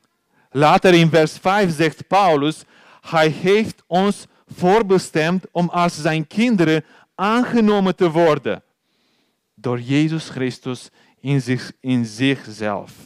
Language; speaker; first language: Dutch; non-native, learner; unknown